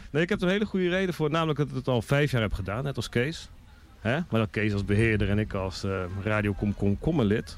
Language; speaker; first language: Dutch; native; Dutch